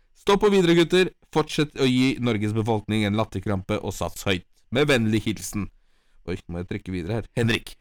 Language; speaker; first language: Norwegian; early bilingual, other home language; Polish